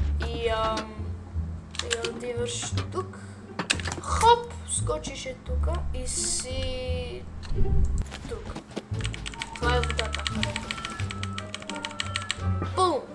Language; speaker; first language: Bulgarian; early bilingual, heritage; Bulgarian